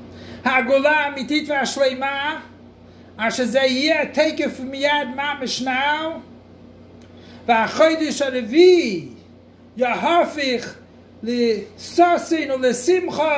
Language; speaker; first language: Hebrew; non-native, fluent; English